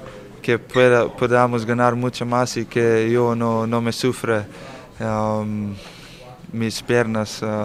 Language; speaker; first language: Spanish; non-native, fluent; Slovenian